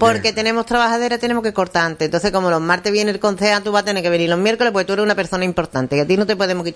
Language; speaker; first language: Spanish; native; Spanish